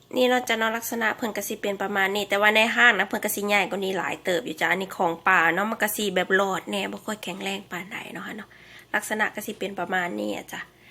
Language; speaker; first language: Thai; native; Thai